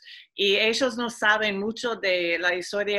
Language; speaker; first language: Spanish; non-native, fluent; English